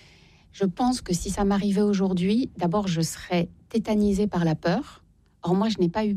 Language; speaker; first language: French; native; French